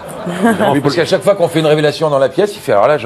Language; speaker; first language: French; native; French